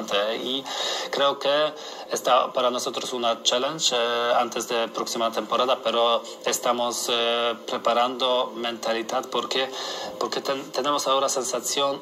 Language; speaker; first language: Spanish; non-native, learner; Polish